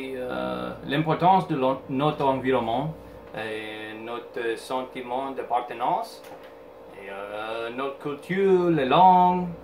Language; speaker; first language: French; non-native, local second language; English